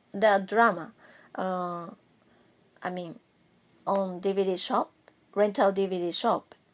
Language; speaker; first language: English; non-native, fluent; Japanese